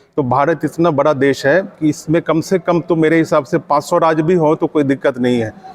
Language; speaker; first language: Hindi; non-native, local second language; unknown